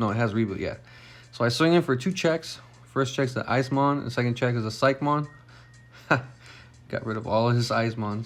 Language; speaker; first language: English; native; English